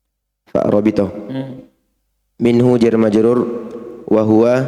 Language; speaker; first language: Arabic; non-native, learner; Indonesian